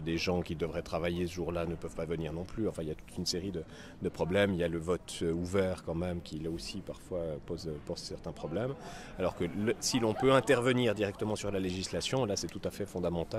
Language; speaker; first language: French; native; French